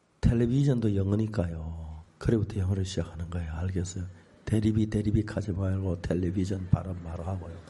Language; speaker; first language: Korean; native; Korean